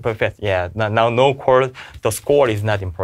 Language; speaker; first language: English; non-native, learner; Korean